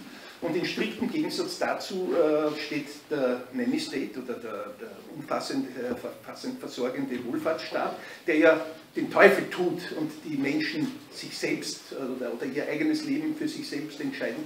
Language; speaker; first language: German; native; German